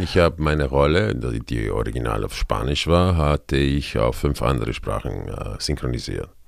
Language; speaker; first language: German; non-native, fluent; Spanish